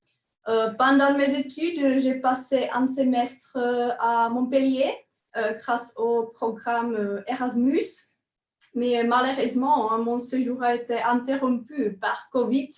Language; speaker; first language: French; non-native, fluent; Czech